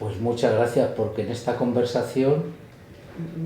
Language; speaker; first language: Spanish; native; Spanish